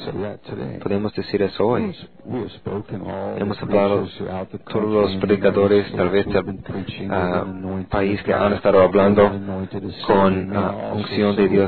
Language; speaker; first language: Spanish; non-native, fluent; English